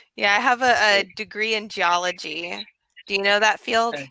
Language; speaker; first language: English; native; English